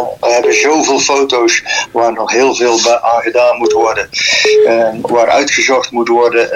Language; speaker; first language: Dutch; native; Dutch